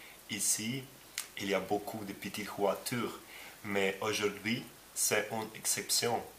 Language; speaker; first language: French; non-native, learner; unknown